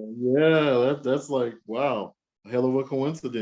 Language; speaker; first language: English; native; English